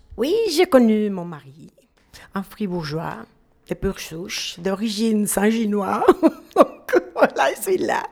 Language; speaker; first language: French; non-native, fluent; Spanish